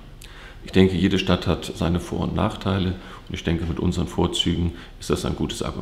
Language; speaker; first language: German; native; German